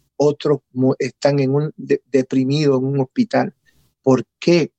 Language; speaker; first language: Spanish; early bilingual, heritage; Spanish